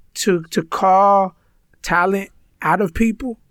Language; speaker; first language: English; early bilingual, other home language; Spanish